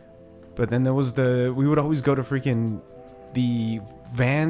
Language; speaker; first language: English; early bilingual, other home language; Spanish